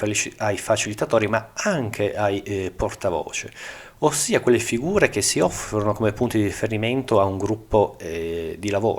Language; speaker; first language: Italian; native; Italian